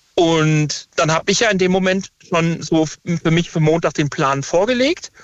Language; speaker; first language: German; native; German